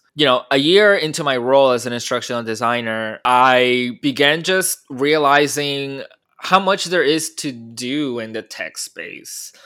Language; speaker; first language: English; early bilingual, other home language; Spanish